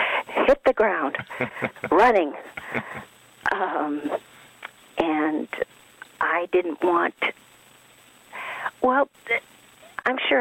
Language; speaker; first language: English; early bilingual, other home language; Swedish